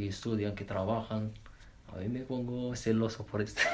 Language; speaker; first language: Spanish; non-native, learner; Arabic